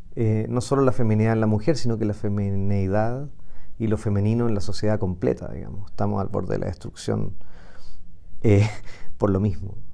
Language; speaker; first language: Spanish; native; Spanish